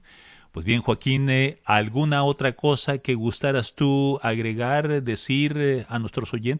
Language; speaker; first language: Spanish; native; Spanish